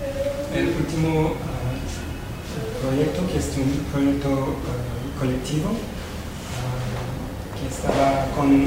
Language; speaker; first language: Spanish; non-native, fluent; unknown